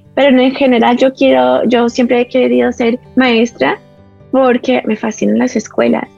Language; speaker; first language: Spanish; early bilingual, heritage; Spanish